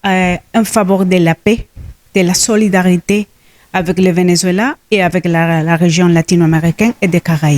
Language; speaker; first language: French; non-native, fluent; Spanish